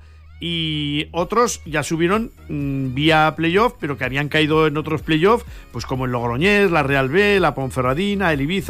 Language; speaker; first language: Spanish; native; Spanish